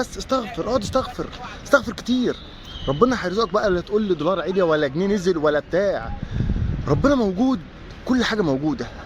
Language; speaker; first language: Arabic; native; Arabic